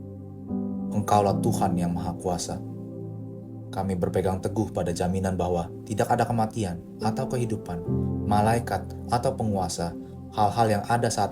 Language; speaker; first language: Indonesian; native; Indonesian